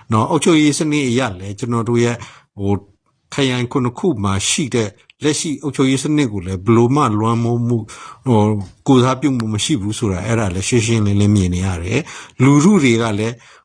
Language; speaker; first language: Burmese; non-native, local second language; S'gaw Karen